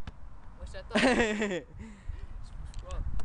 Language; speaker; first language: French; native; French